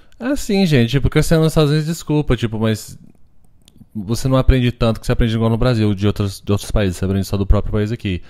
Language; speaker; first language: Portuguese; early bilingual, heritage; Portuguese